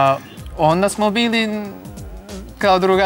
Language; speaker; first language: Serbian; non-native, learner; Turkish